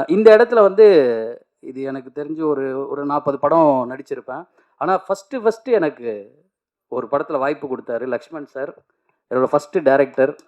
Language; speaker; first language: Tamil; native; Tamil